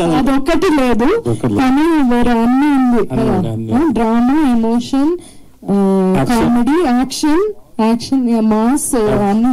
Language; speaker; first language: Telugu; non-native, fluent; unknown